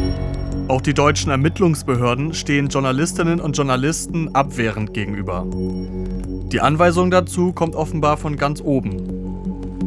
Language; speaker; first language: German; native; German